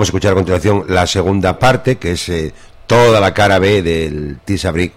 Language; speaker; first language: Spanish; native; Spanish